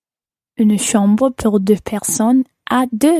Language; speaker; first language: French; non-native, learner; English